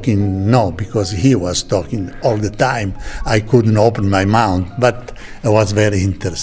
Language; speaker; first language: English; non-native, learner; Italian